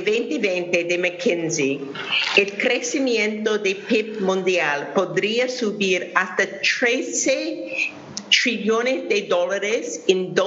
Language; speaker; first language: Spanish; non-native, fluent; English